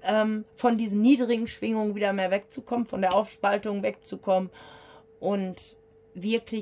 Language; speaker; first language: German; native; German